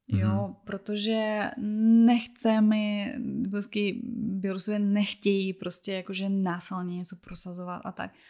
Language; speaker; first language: Czech; non-native, fluent; Russian